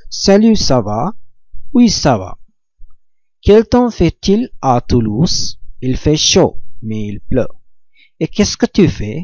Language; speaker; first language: French; non-native, fluent; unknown